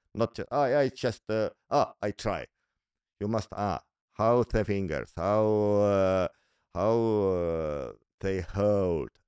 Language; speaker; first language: English; non-native, learner; Estonian